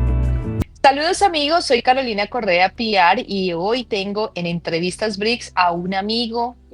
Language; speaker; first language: Spanish; native; Spanish